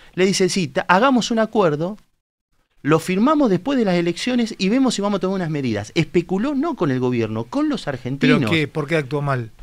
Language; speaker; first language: Spanish; native; Spanish